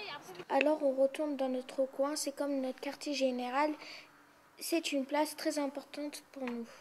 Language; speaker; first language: French; non-native, learner; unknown